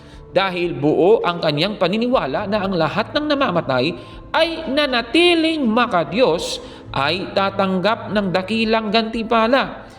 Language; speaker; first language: Filipino; native; Filipino